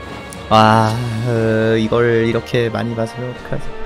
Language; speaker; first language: Korean; native; Korean